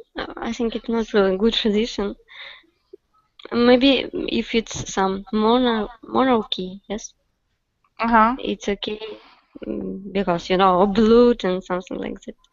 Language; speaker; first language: English; non-native, learner; Russian